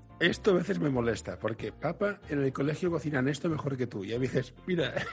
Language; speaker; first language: Spanish; native; Spanish